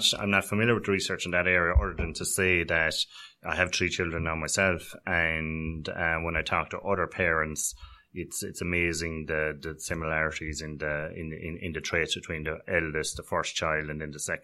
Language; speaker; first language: English; native; English